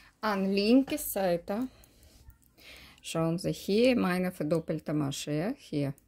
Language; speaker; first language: German; non-native, learner; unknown